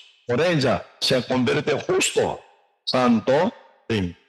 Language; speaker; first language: Spanish; non-native, learner; Korean